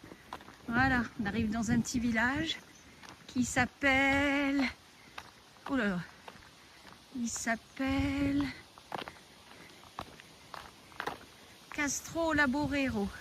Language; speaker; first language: French; native; French